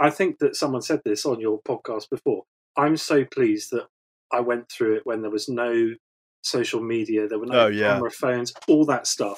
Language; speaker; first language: English; native; English